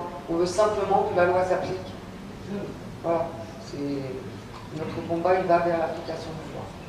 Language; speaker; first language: French; native; French